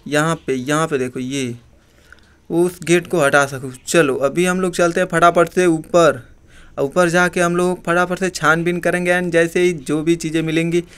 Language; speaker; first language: Hindi; native; Hindi